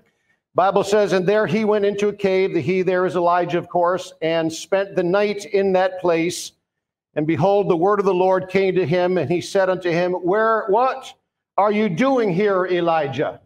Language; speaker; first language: English; native; English